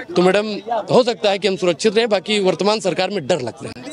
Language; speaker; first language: Hindi; native; Hindi